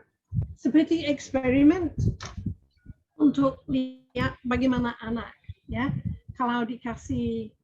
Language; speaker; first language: Indonesian; non-native, fluent; English